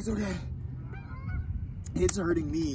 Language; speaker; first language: English; native; English